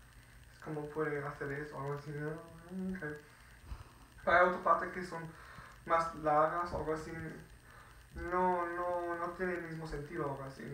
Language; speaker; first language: Spanish; non-native, fluent; English